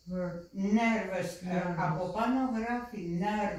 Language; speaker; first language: Greek; non-native, fluent; Russian